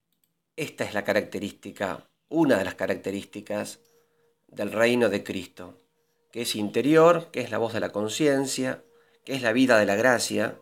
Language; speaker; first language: Spanish; native; Spanish